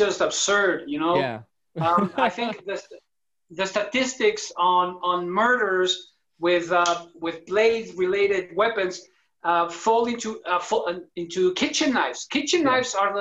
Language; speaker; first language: English; non-native, fluent; Spanish